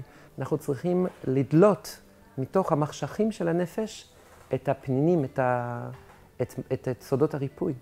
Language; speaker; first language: Hebrew; non-native, fluent; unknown